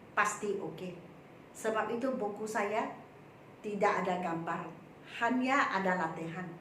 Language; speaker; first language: Malay; non-native, local second language; Chinese